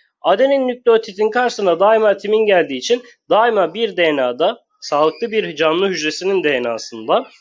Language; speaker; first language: Turkish; native; Turkish